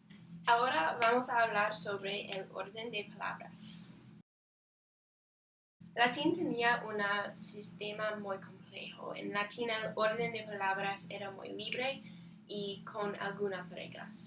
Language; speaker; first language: Spanish; non-native, learner; English